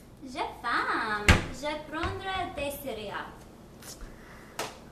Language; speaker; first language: French; non-native, learner; English